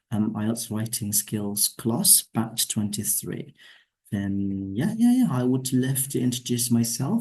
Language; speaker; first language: English; non-native, fluent; Indonesian